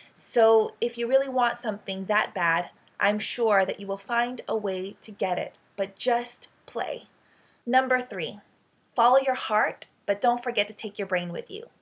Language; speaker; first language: English; early bilingual, other home language; Filipino